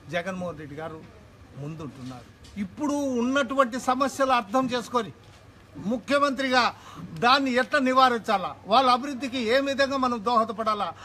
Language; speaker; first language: Telugu; native; Telugu